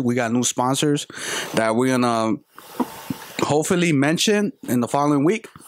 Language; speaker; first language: English; early bilingual, other home language; Spanish